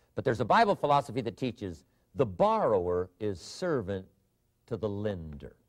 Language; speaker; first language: English; native; English